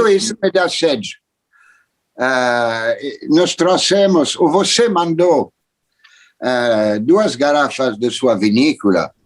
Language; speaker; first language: Portuguese; non-native, fluent; French